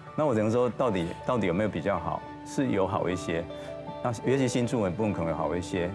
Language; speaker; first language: Chinese; native; Chinese